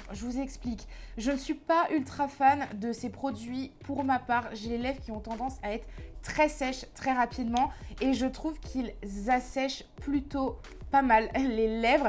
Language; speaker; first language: French; native; French